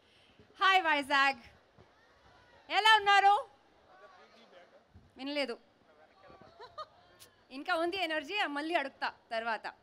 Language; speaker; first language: Telugu; non-native, learner; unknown